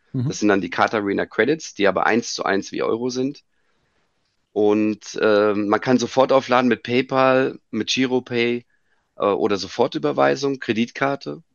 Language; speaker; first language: German; native; German